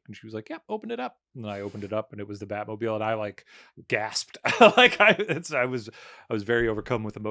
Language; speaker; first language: English; native; English